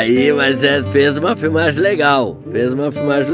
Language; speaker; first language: Portuguese; native; Portuguese